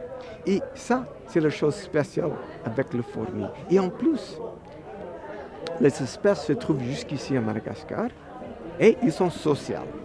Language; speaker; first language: French; non-native, fluent; English